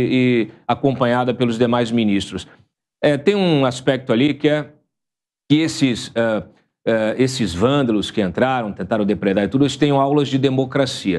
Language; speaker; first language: Portuguese; native; Portuguese